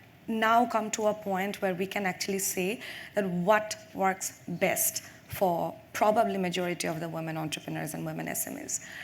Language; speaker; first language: English; non-native, local second language; Bangla